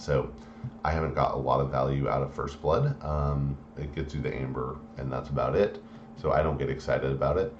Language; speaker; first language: English; native; English